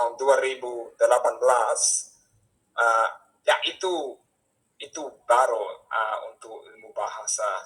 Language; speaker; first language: Indonesian; non-native, fluent; English